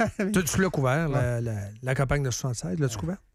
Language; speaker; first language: French; native; French